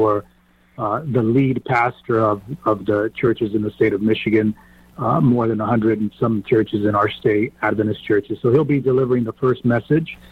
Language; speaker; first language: English; non-native, local second language; Spanish